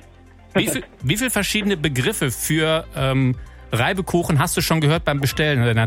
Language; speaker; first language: German; native; German